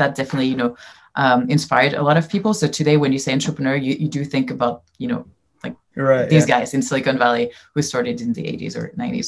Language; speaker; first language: English; non-native, fluent; French